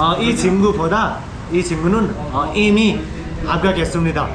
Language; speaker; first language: Korean; non-native, learner; Nepali